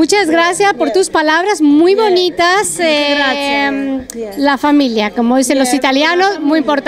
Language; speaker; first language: Spanish; native; Spanish